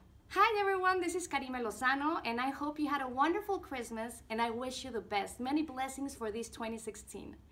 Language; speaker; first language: English; non-native, fluent; Spanish